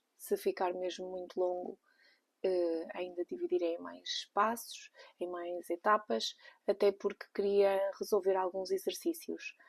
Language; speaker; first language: Portuguese; native; Portuguese